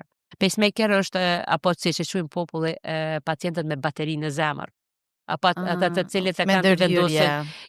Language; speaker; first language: Albanian; native; Albanian